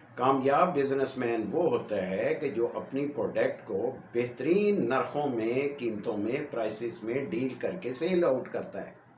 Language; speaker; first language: Urdu; non-native, local second language; Punjabi